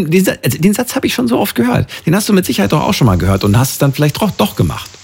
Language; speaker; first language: German; native; German